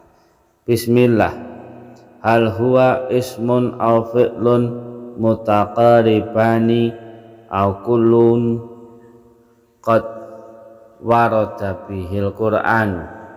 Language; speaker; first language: Arabic; non-native, fluent; Indonesian